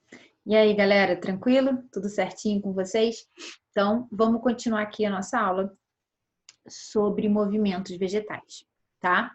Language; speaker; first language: Portuguese; native; Portuguese